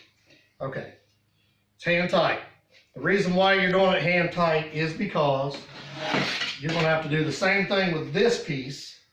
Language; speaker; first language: English; native; English